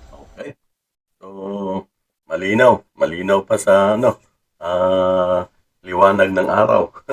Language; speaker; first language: Filipino; non-native, local second language; Cebuano